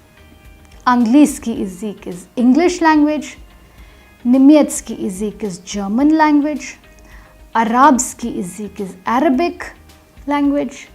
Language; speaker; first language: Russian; non-native, fluent; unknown